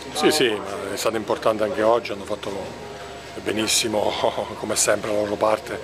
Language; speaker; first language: Italian; native; Italian